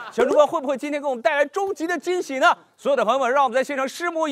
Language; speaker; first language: Chinese; native; Chinese